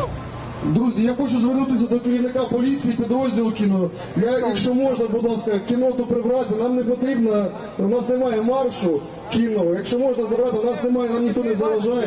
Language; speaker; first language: Ukrainian; native; Ukrainian